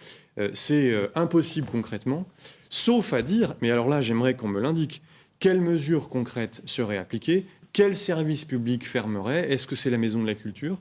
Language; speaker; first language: French; native; French